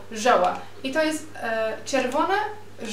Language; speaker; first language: Polish; non-native, learner; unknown